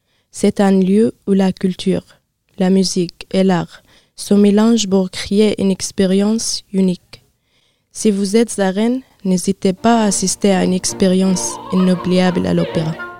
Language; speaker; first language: French; non-native, learner; Arabic